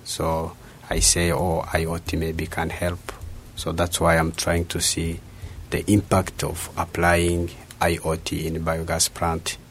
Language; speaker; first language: English; non-native, local second language; Kinyarwanda